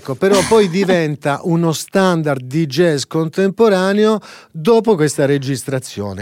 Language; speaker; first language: Italian; native; Italian